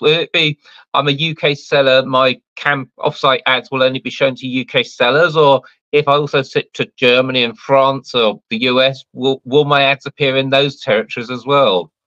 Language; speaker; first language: English; native; English